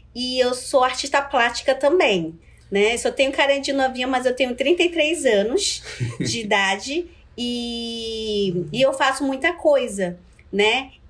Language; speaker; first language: Portuguese; non-native, local second language; Ticuna